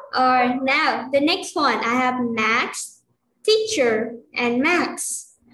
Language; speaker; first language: English; non-native, fluent; Vietnamese